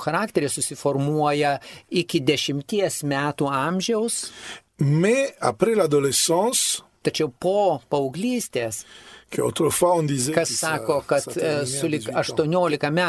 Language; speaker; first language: Lithuanian; non-native, fluent; Italian